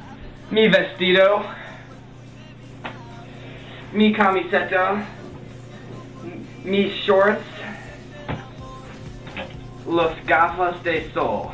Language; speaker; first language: Spanish; non-native, learner; English